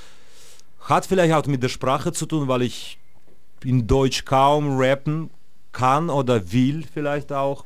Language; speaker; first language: German; non-native, fluent; Russian